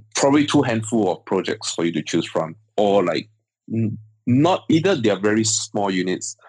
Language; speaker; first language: English; native; English